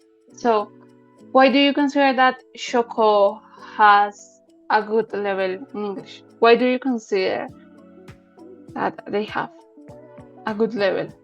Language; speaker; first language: English; non-native, learner; Spanish